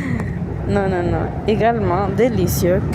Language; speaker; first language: French; non-native, learner; Spanish